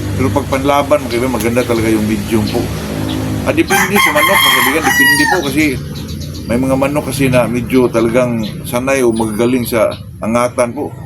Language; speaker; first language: Filipino; non-native, local second language; Cebuano